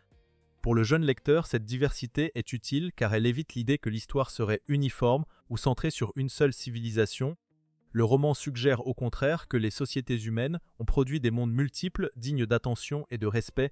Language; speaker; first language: French; native; French